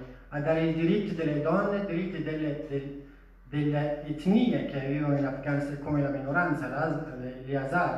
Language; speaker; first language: Italian; non-native, fluent; Persian